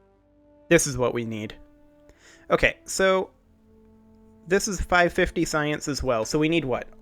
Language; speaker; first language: English; native; English